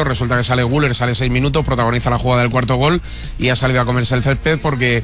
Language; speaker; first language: Spanish; native; Spanish